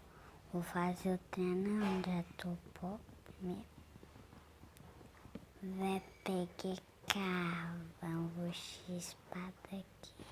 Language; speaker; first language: Portuguese; native; Portuguese